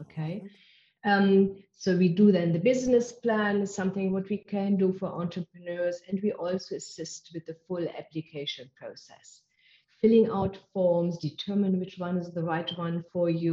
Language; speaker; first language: English; non-native, fluent; German